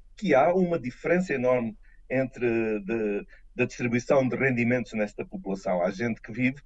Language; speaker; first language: Portuguese; native; Portuguese